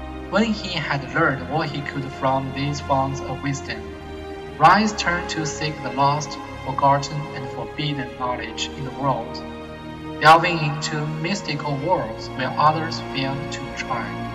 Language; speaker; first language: English; non-native, learner; Chinese